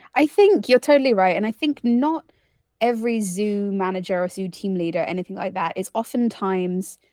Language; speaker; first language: English; native; English